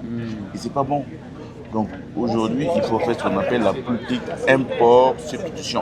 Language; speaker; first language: French; non-native, local second language; Wolof